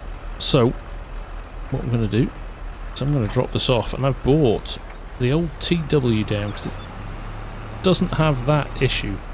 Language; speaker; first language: English; native; English